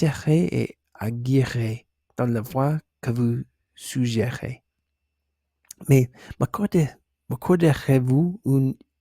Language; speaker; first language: French; non-native, learner; English